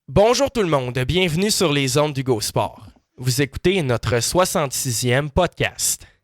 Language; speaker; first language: French; native; French